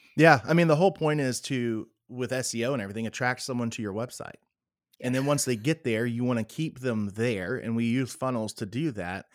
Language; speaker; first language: English; native; English